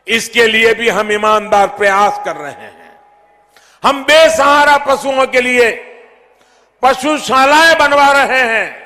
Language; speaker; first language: Hindi; non-native, local second language; Gujarati